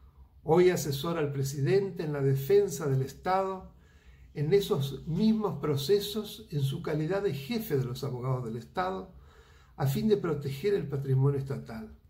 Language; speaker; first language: Spanish; native; Spanish